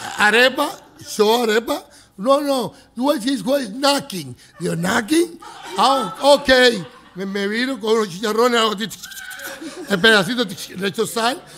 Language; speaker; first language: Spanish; native; Spanish